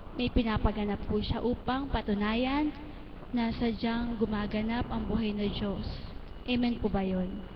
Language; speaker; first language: Filipino; native; Filipino